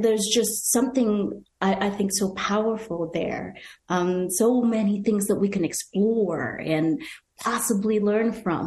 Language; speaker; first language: English; non-native, local second language; Yoruba